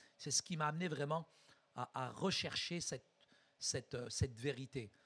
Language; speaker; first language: French; early bilingual, other home language; Arabic